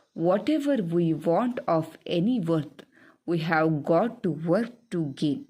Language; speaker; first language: English; non-native, local second language; Kannada